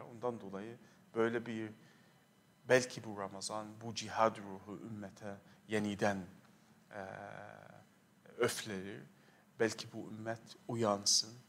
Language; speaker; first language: Turkish; non-native, fluent; Arabic